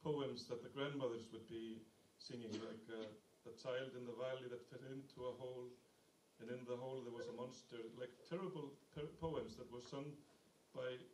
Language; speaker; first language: English; non-native, fluent; Icelandic